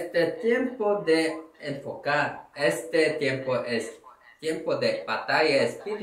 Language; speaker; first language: Spanish; non-native, learner; Korean